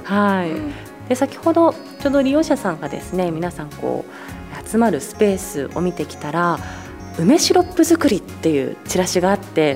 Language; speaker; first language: Japanese; native; Japanese